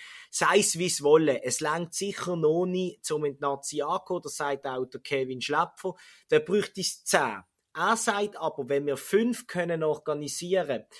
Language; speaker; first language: German; native; German